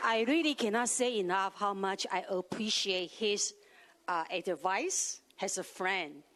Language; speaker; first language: English; non-native, learner; Chinese